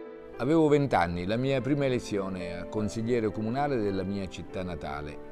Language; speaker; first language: Italian; native; Italian